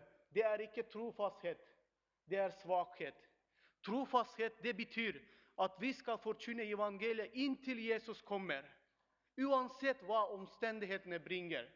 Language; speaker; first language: Swedish; non-native, learner; Turkmen